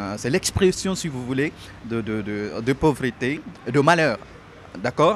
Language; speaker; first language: French; non-native, local second language; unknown